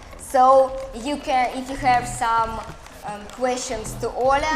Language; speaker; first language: English; non-native, learner; Russian